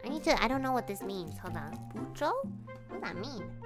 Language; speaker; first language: English; native; English